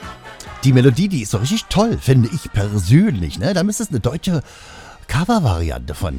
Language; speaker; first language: German; native; German